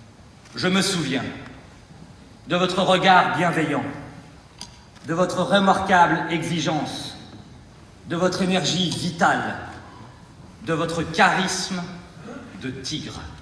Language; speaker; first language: French; native; French